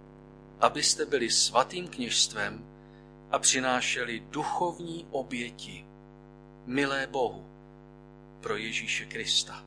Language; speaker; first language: Czech; native; Czech